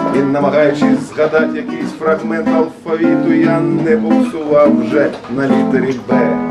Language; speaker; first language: Ukrainian; native; Ukrainian